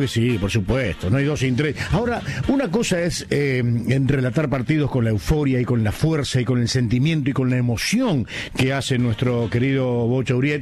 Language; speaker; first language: Spanish; native; Spanish